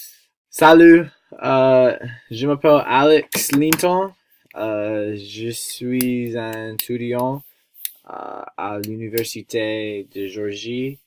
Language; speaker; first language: French; non-native, learner; English